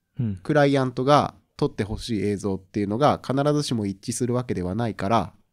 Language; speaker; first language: Japanese; native; Japanese